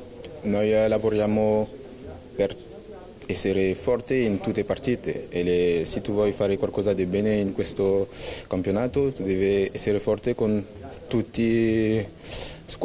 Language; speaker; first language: Italian; non-native, fluent; French